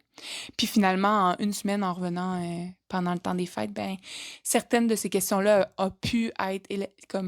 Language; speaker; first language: French; native; French